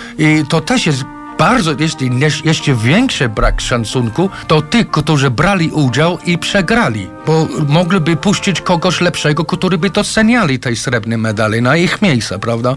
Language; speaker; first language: Polish; non-native, fluent; English